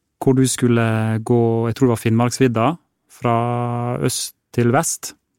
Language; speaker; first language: Norwegian; native; Norwegian